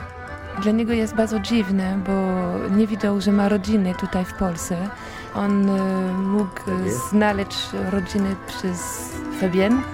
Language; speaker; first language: Polish; non-native, learner; French